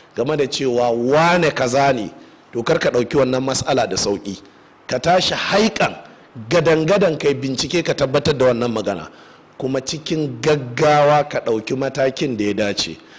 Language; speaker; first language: Hausa; native; Hausa